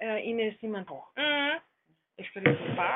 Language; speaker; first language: Greek; non-native, learner; German